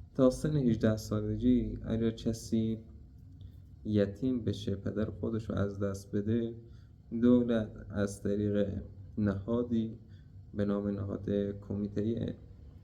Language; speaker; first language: Persian; native; Persian